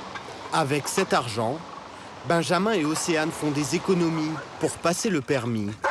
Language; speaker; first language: French; native; French